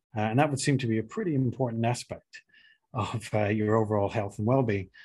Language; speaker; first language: English; native; English